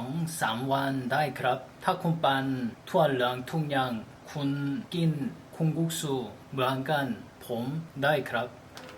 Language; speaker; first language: Thai; non-native, learner; Korean